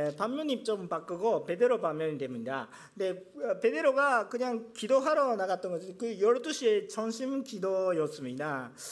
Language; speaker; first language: Korean; non-native, fluent; Japanese